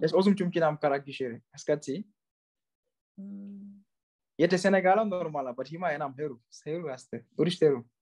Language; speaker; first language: Armenian; non-native, learner; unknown